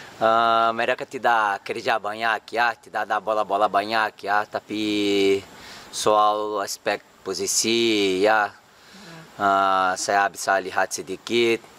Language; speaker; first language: Indonesian; non-native, learner; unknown